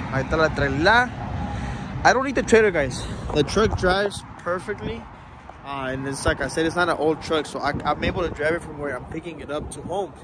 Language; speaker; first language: English; early bilingual, other home language; Spanish